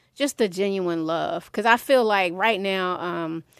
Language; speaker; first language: English; native; English